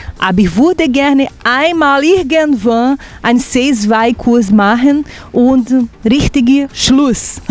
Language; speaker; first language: German; non-native, fluent; Portuguese